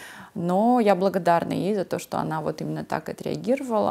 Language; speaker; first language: Russian; non-native, local second language; Ossetic